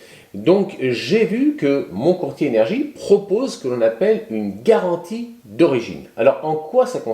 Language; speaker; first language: French; native; French